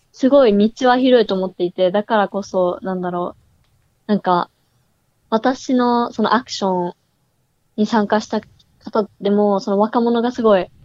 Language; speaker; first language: Japanese; native; Japanese